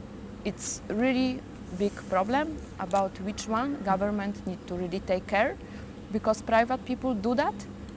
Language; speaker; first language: English; non-native, fluent; Polish